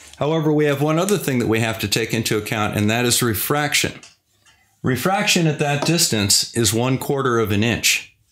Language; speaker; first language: English; native; English